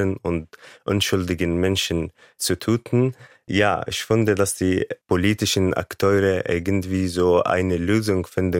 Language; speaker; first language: German; non-native, fluent; Arabic